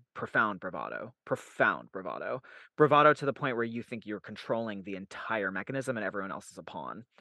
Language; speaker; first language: English; native; English